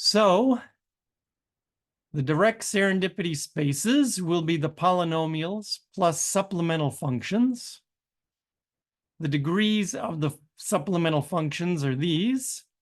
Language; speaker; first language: English; native; English